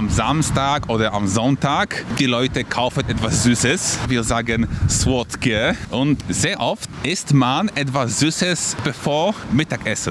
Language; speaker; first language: German; non-native, fluent; Polish